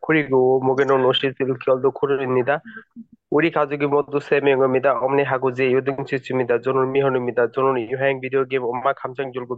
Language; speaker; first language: Korean; non-native, learner; Bangla